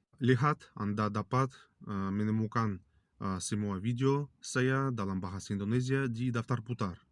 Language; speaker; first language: Indonesian; non-native, learner; Russian